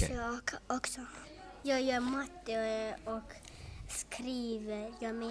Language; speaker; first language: Swedish; early bilingual, other home language; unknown